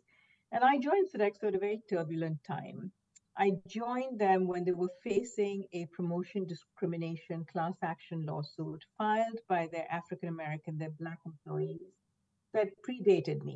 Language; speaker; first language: English; non-native, local second language; Hindi